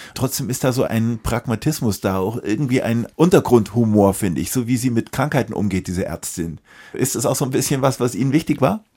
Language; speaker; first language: German; native; German